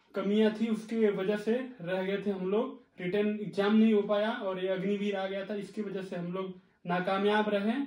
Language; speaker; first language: Hindi; native; Hindi